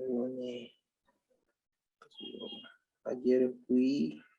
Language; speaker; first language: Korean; non-native, learner; Spanish